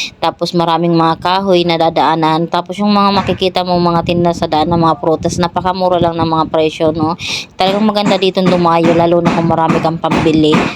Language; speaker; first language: Filipino; non-native, local second language; Bikol